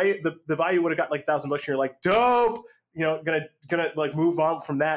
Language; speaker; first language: English; native; English